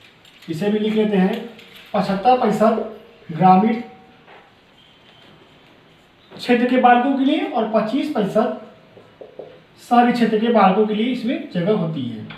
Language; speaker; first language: Hindi; native; Hindi